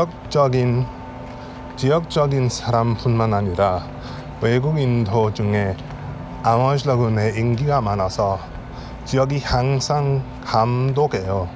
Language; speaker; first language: Korean; non-native, learner; English